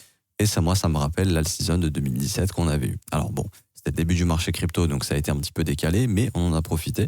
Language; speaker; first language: French; native; French